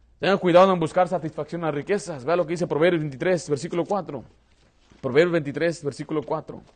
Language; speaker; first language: Spanish; early bilingual, heritage; Spanish